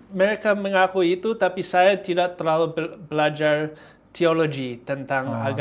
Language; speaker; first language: Indonesian; non-native, fluent; English